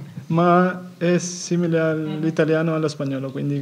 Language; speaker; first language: Italian; non-native, fluent; Spanish